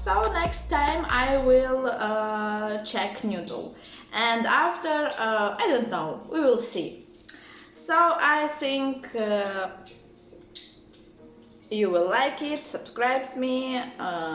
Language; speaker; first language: English; non-native, learner; Russian